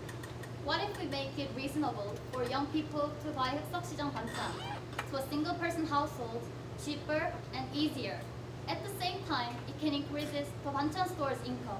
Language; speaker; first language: English; non-native, learner; Korean